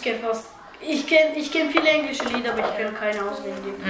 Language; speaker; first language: German; early bilingual, other home language; Bulgarian